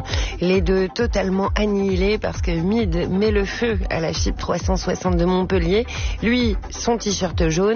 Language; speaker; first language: French; native; French